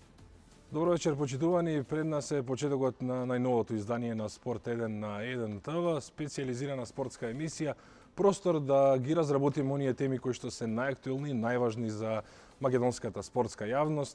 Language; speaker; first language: Macedonian; native; Macedonian